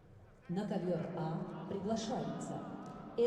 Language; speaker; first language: Russian; native; Russian